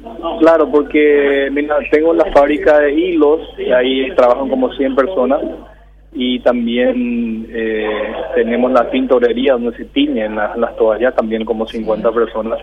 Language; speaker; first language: Spanish; early bilingual, other home language; Korean